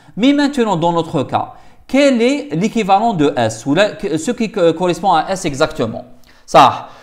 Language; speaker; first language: French; non-native, local second language; Arabic